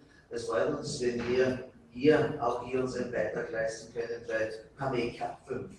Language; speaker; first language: German; native; German